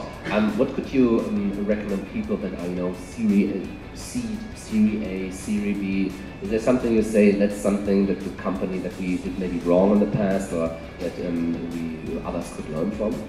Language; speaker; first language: English; non-native, fluent; German